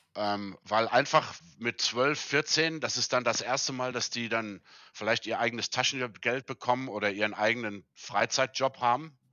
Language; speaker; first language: German; early bilingual, heritage; German